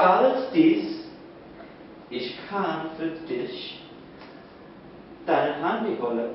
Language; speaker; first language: German; non-native, learner; English